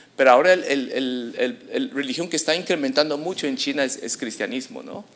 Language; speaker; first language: Spanish; early bilingual, other home language; Chinese